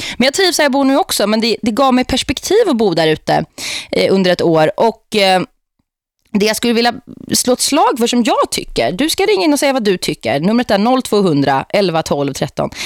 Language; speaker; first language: Swedish; native; Swedish